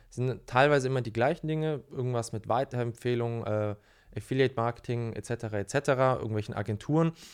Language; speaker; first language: German; native; German